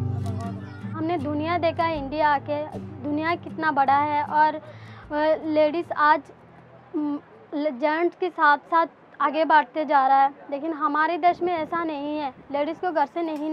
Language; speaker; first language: Hindi; non-native, learner; Rohingya